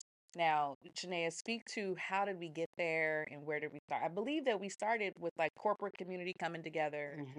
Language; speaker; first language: English; native; English